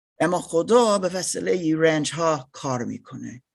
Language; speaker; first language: Persian; non-native, learner; English